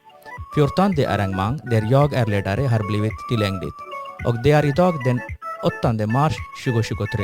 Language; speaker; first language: Swedish; non-native, fluent; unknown